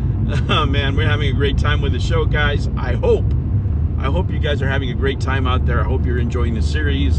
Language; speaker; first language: English; native; English